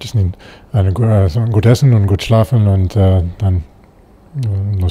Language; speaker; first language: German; non-native, learner; English